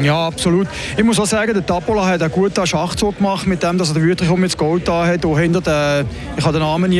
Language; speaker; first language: German; native; German